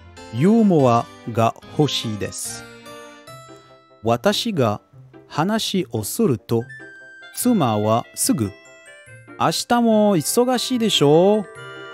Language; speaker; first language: Japanese; non-native, learner; French